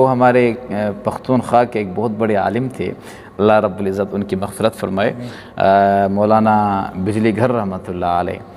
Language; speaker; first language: Urdu; non-native, local second language; Pashto